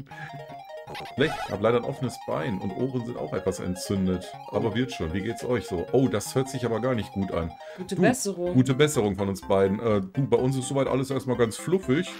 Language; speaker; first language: German; native; German